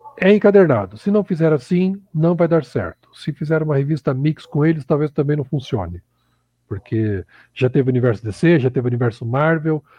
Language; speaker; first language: Portuguese; native; Portuguese